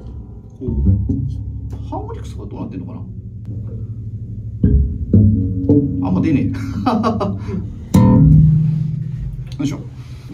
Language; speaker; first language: Japanese; native; Japanese